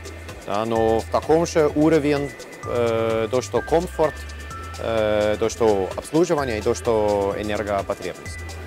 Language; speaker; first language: Russian; non-native, learner; German